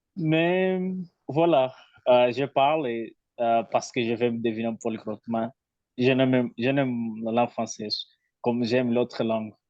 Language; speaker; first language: French; non-native, learner; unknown